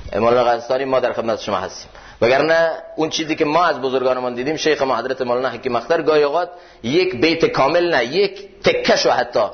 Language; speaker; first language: Persian; native; Persian